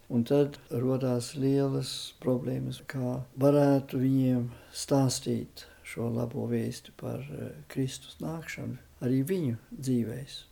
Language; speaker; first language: Latvian; early bilingual, heritage; Latvian